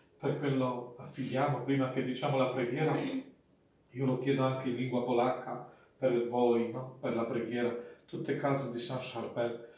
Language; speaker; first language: Italian; non-native, fluent; Polish